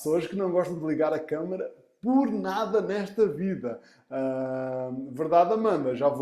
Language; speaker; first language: Portuguese; early bilingual, heritage; Portuguese